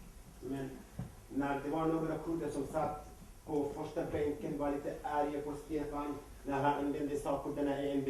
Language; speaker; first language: Swedish; non-native, fluent; Kurdish